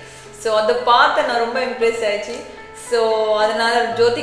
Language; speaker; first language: Tamil; non-native, learner; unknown